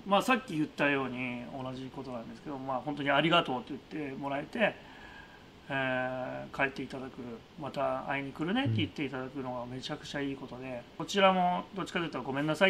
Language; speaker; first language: Japanese; native; Japanese